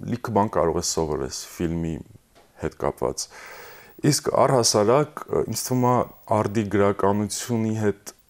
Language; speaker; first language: Armenian; early bilingual, heritage; Armenian